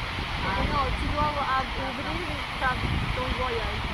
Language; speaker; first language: French; non-native, learner; Portuguese